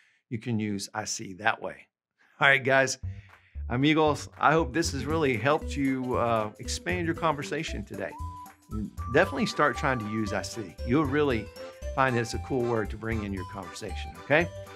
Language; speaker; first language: English; native; English